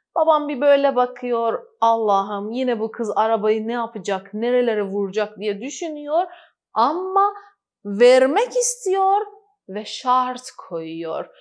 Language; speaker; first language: Turkish; non-native, fluent; Persian